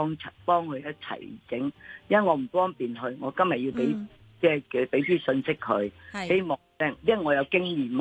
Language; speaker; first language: Cantonese; native; Cantonese